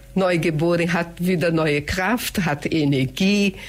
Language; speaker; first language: German; non-native, fluent; Portuguese